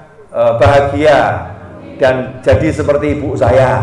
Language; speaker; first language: Indonesian; native; Indonesian